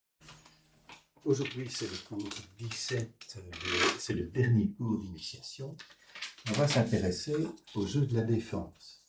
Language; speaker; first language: French; native; French